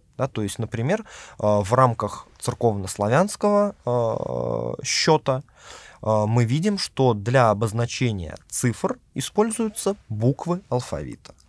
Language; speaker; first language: Russian; native; Russian